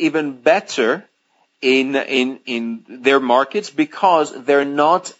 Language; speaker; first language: English; non-native, fluent; Greek